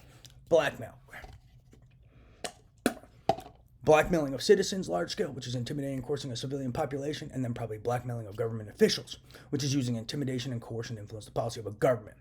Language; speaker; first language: English; native; English